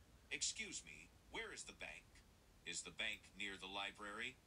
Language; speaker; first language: English; non-native, learner; Japanese